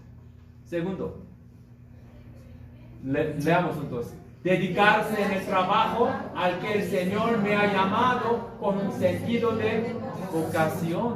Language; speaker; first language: Spanish; non-native, learner; Korean